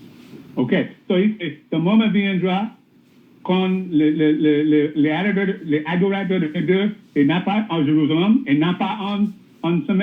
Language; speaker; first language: French; non-native, learner; English